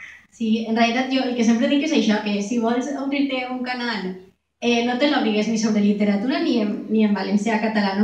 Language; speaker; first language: Catalan; non-native, local second language; Spanish